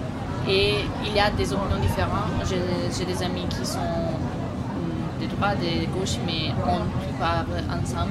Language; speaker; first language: French; non-native, fluent; Italian